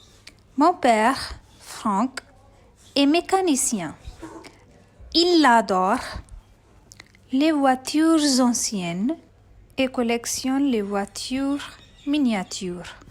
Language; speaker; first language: French; non-native, fluent; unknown